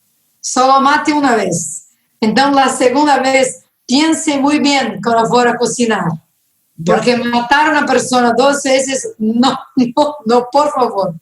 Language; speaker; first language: Spanish; non-native, fluent; Portuguese